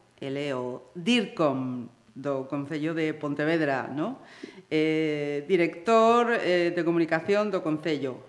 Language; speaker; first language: Galician; native; Galician